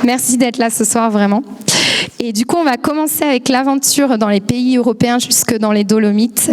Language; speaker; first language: French; native; French